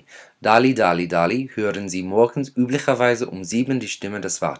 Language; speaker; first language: German; non-native, fluent; English